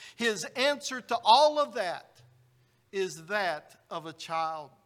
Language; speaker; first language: English; native; English